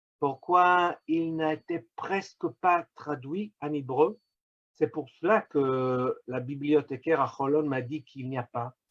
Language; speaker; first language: French; non-native, fluent; Hebrew